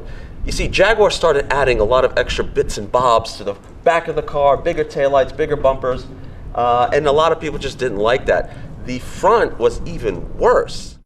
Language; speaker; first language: English; native; English